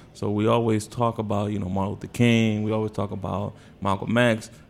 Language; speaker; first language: English; early bilingual, other home language; Spanish